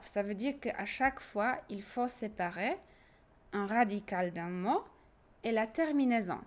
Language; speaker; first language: French; non-native, fluent; Polish